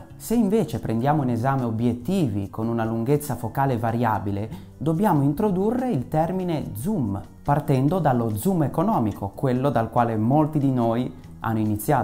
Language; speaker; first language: Italian; native; Italian